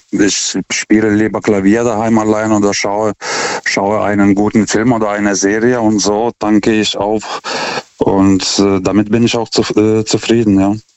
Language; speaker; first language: German; non-native, fluent; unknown